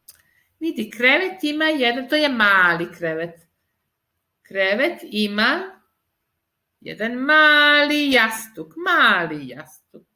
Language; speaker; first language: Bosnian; early bilingual, heritage; Serbian